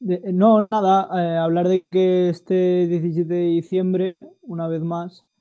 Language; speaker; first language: Spanish; non-native, local second language; Catalan